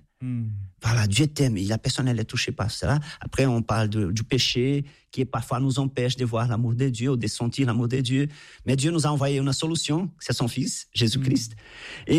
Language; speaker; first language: French; non-native, fluent; Portuguese